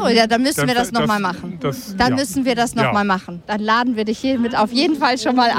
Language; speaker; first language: German; native; German